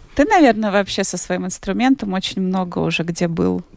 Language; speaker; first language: Russian; native; Russian